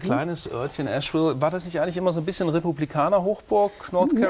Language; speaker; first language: German; native; German